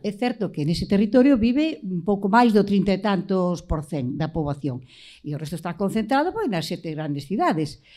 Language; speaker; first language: Galician; native; Galician